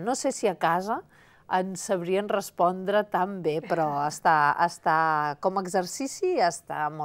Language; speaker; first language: Catalan; native; Catalan